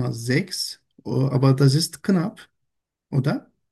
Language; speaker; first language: German; non-native, learner; Turkish